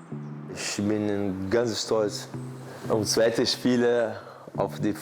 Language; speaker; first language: German; non-native, fluent; Portuguese